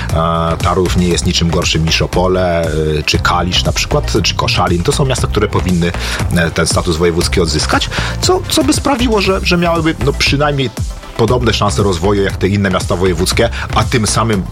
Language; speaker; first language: Polish; native; Polish